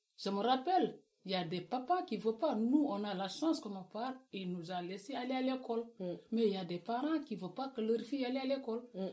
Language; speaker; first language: French; non-native, local second language; Wolof